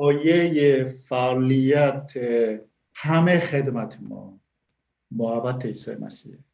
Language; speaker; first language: Persian; non-native, learner; Korean